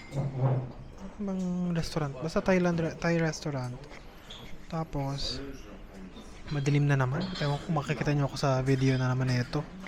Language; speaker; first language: Filipino; native; Filipino